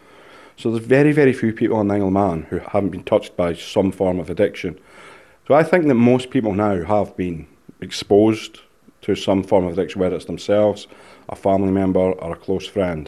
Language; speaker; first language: English; native; English